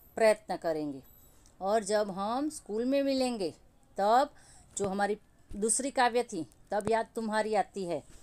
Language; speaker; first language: Hindi; non-native, local second language; Gujarati